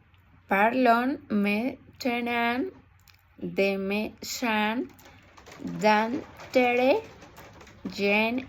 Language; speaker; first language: French; non-native, learner; Spanish